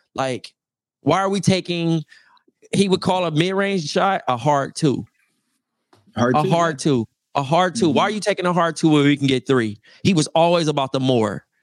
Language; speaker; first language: English; native; English